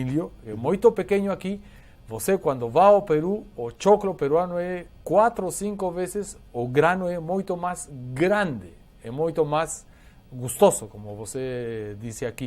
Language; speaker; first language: Portuguese; non-native, learner; Spanish